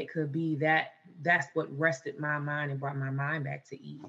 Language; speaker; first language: English; native; English